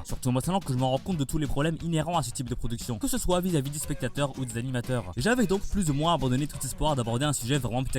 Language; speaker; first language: French; native; French